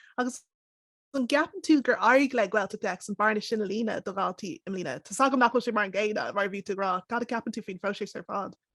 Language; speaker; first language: Irish; non-native, local second language; English